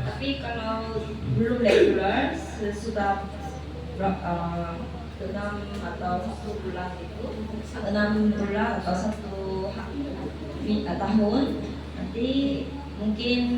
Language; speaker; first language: Indonesian; non-native, learner; Korean